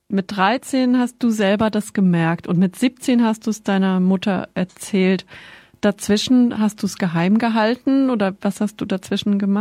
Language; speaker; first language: German; native; German